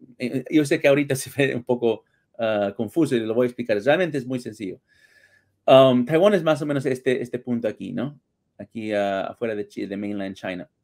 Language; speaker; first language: Spanish; early bilingual, heritage; Spanish